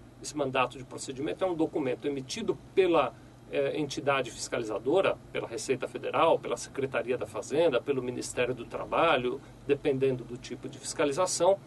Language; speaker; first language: Portuguese; native; Portuguese